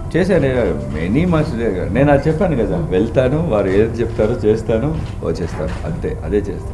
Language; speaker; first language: Telugu; non-native, local second language; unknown